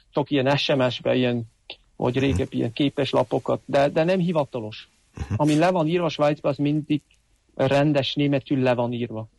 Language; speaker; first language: Hungarian; non-native, fluent; Swiss German